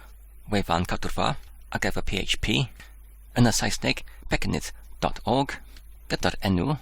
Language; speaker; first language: Welsh; non-native, learner; English